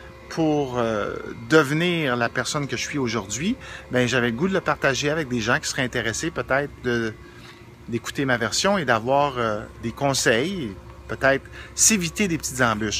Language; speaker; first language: French; native; French